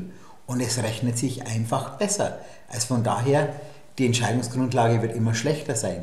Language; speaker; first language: German; native; German